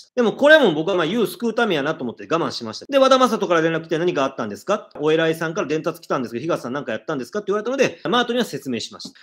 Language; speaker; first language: Japanese; native; Japanese